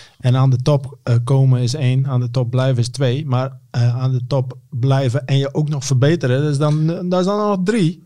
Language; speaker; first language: Dutch; native; Dutch